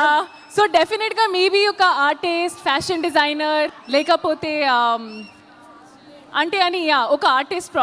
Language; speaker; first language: Telugu; non-native, local second language; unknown